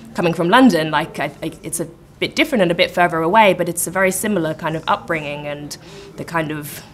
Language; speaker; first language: English; native; English